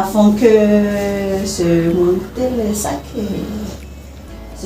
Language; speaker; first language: French; non-native, learner; Malagasy